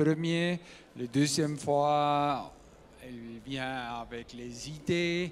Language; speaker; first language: French; non-native, learner; German